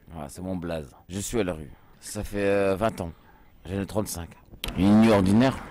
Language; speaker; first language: French; early bilingual, other home language; Portuguese